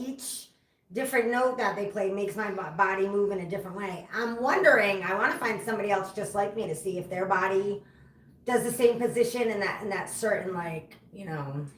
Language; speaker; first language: English; native; English